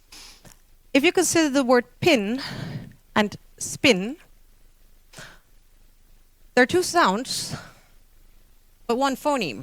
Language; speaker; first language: English; non-native, fluent; Dutch